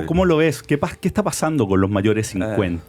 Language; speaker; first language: Spanish; native; Spanish